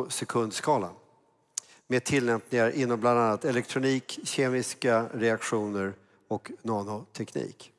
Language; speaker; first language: Swedish; native; Swedish